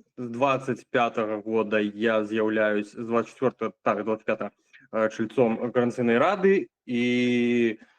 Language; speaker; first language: Belarusian; non-native, local second language; Russian